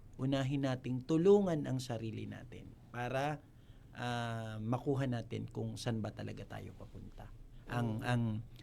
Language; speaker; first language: Filipino; native; Filipino